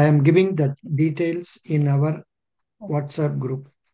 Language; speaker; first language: English; non-native, local second language; Telugu